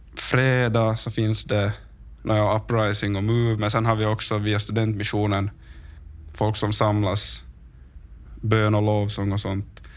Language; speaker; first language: Swedish; native; Swedish